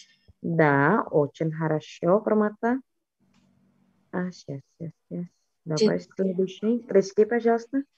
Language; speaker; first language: Russian; non-native, fluent; Indonesian